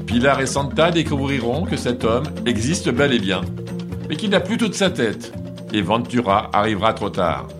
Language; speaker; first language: French; non-native, fluent; Portuguese